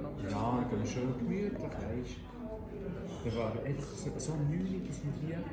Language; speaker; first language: German; native; German